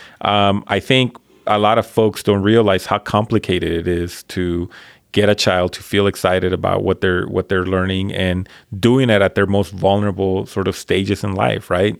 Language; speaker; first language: English; early bilingual, other home language; Spanish